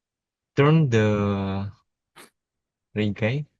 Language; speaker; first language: English; non-native, learner; Indonesian